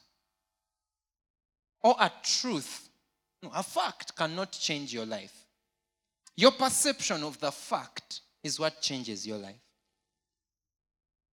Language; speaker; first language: English; non-native, local second language; Ganda